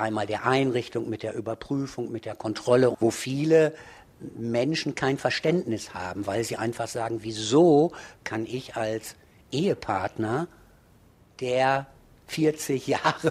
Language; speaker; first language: German; native; German